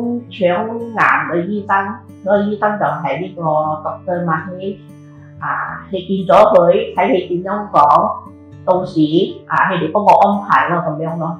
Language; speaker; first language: Cantonese; native; Cantonese